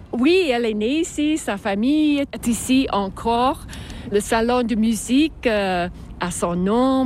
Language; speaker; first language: French; non-native, fluent; English